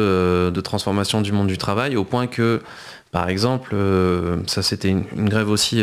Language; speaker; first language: French; native; French